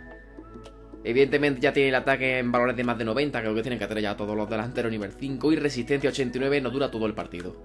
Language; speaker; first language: Spanish; native; Spanish